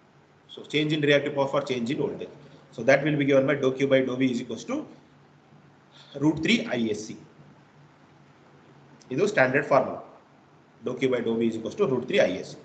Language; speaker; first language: English; non-native, local second language; Kannada